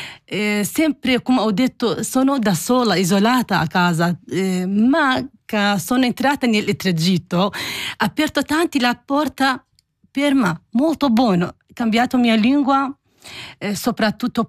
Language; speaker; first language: Italian; non-native, learner; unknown